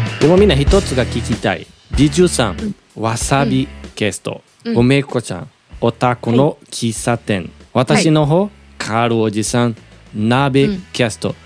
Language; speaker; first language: Japanese; non-native, learner; Portuguese